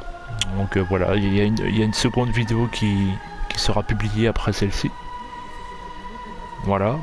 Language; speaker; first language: French; native; French